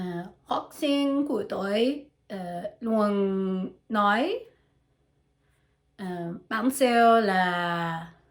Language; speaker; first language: Vietnamese; non-native, learner; French